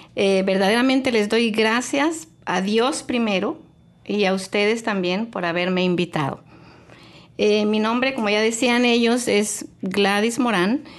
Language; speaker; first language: Spanish; native; Spanish